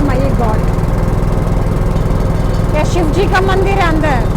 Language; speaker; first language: Hindi; non-native, local second language; Tamil